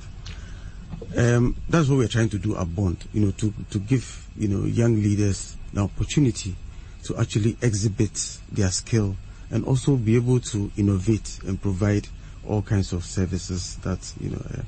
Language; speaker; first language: English; non-native, local second language; Akan